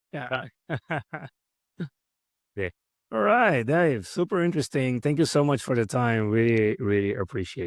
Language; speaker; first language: English; non-native, fluent; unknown